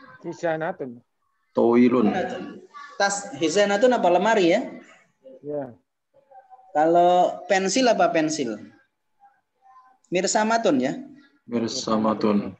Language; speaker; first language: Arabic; non-native, fluent; Indonesian